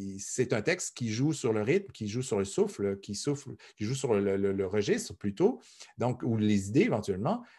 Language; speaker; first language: French; native; French